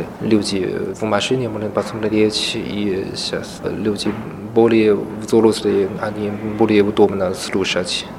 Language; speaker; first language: Russian; non-native, fluent; Chinese